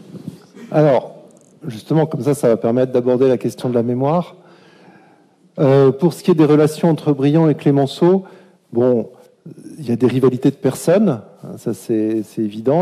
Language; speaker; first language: French; native; French